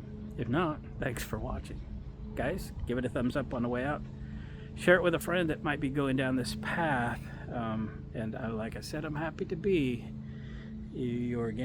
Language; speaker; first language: English; native; English